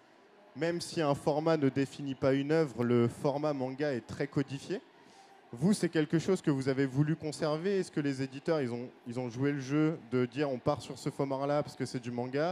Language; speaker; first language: French; native; French